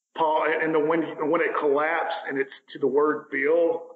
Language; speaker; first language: English; native; English